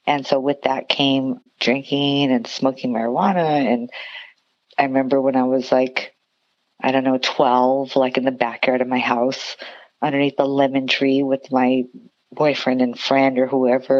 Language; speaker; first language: English; native; English